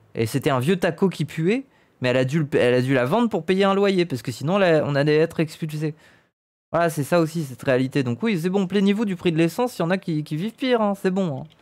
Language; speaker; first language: French; native; French